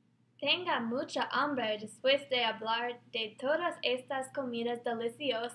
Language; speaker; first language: Spanish; non-native, learner; English